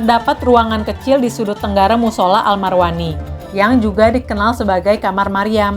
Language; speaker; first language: Indonesian; native; Indonesian